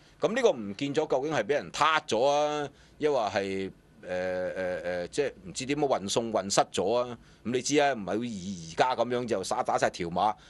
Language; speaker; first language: Cantonese; early bilingual, other home language; Wu Chinese